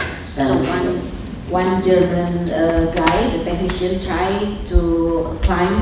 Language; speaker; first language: English; non-native, local second language; Indonesian